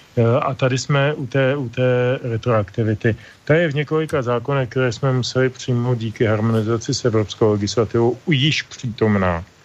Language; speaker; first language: Czech; native; Czech